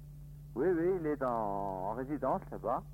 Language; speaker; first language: French; native; French